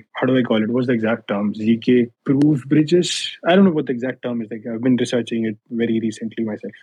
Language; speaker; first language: English; non-native, local second language; Hindi